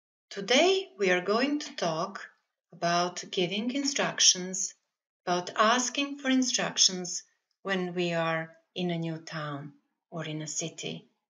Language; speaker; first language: English; non-native, fluent; Serbian